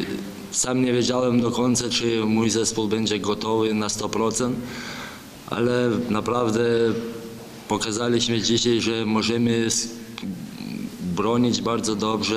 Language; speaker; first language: Polish; non-native, fluent; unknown